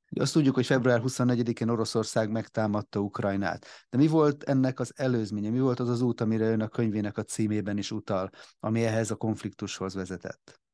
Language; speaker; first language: Hungarian; native; Hungarian